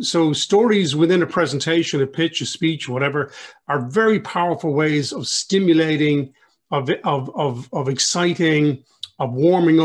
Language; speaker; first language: English; native; English